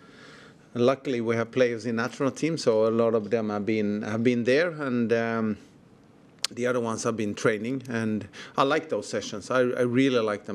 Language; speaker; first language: English; non-native, fluent; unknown